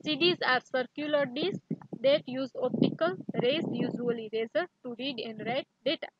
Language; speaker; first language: English; non-native, local second language; Gujarati